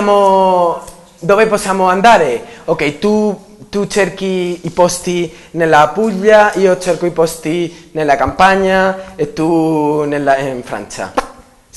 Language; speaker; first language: Italian; non-native, learner; Spanish